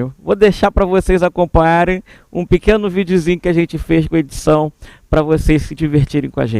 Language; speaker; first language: Portuguese; native; Portuguese